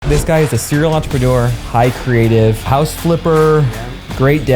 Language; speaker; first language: English; native; English